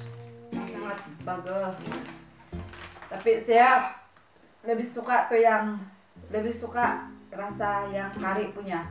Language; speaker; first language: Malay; non-native, local second language; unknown